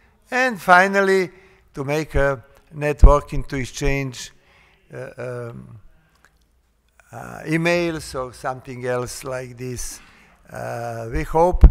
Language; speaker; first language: English; non-native, fluent; Serbian